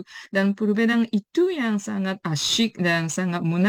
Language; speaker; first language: Indonesian; non-native, fluent; Japanese